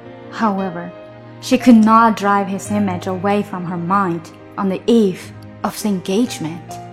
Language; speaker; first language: English; non-native, fluent; Chinese